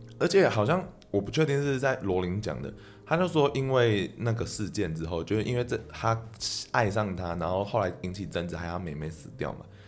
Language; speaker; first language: Chinese; native; Chinese